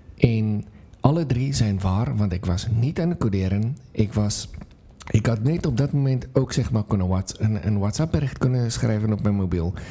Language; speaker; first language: Dutch; non-native, fluent; Afrikaans